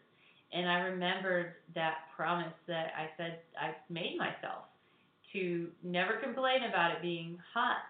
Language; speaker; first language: English; native; English